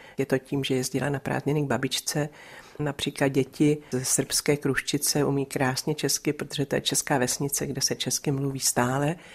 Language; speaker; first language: Czech; native; Czech